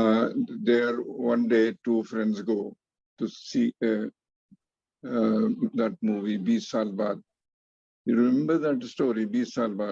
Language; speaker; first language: English; non-native, fluent; Hindi